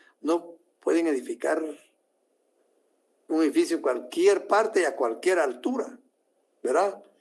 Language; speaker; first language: Spanish; native; Spanish